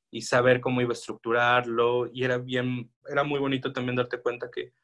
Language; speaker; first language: Spanish; native; Spanish